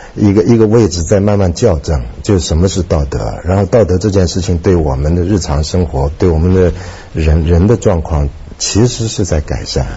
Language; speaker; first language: Chinese; native; Chinese